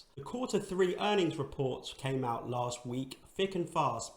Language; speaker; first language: English; native; English